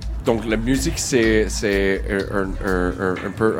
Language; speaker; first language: French; non-native, learner; English